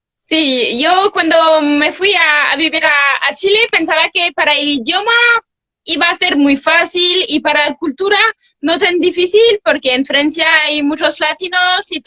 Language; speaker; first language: Spanish; non-native, fluent; French